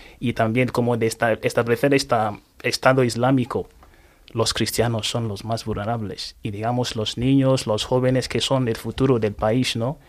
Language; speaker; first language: Spanish; non-native, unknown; Igbo